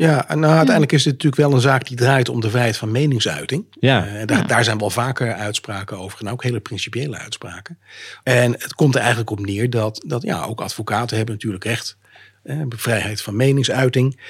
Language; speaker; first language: Dutch; native; Dutch